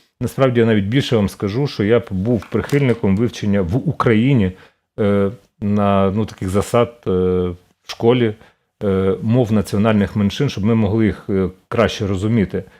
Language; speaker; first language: Ukrainian; native; Ukrainian